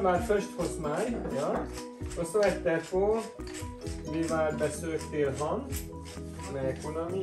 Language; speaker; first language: Norwegian; non-native, learner; Hungarian